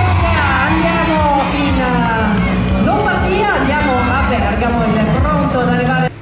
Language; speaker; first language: Italian; native; Italian